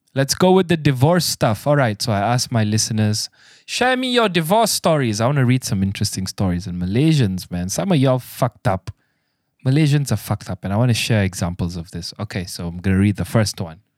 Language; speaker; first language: English; non-native, local second language; Malay